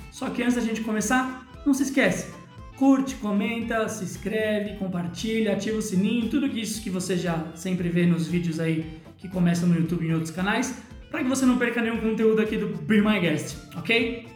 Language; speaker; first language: Portuguese; native; Portuguese